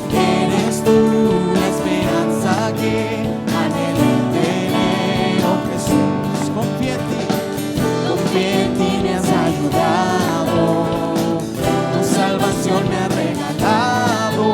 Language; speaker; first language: Spanish; native; Spanish